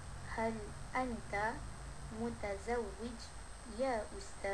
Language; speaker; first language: Arabic; non-native, learner; Malay